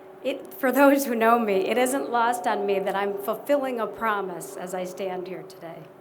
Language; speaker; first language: English; native; English